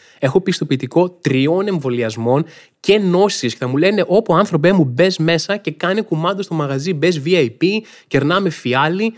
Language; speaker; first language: Greek; native; Greek